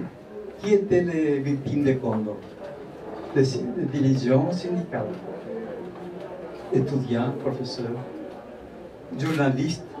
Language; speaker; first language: French; non-native, fluent; Spanish